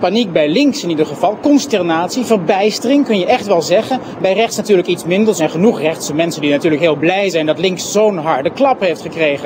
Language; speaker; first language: Dutch; native; Dutch